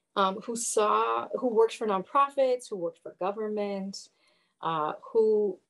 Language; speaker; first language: English; early bilingual, other home language; Yoruba